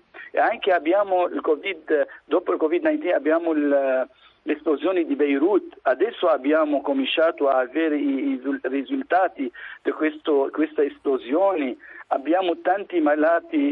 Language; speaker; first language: Italian; non-native, fluent; Arabic